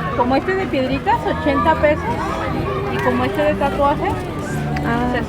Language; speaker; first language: Spanish; native; Spanish